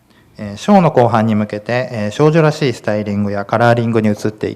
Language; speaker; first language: Japanese; native; Japanese